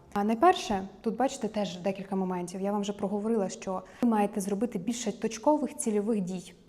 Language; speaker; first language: Ukrainian; native; Ukrainian